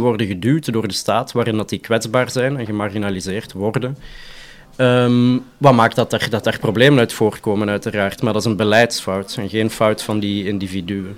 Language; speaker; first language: Dutch; native; Dutch